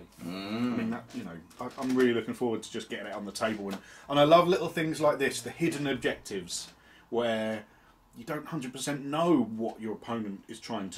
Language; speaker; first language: English; native; English